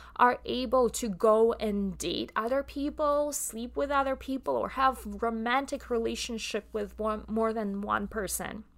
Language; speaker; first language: English; non-native, fluent; Russian